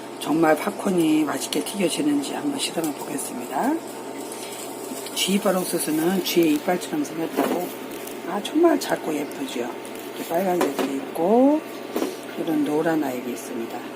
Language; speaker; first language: Korean; native; Korean